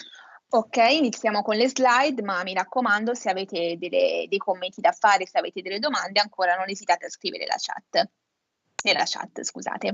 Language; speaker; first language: Italian; native; Italian